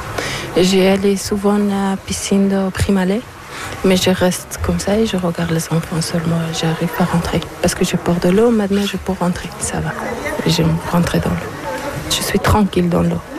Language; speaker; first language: French; non-native, learner; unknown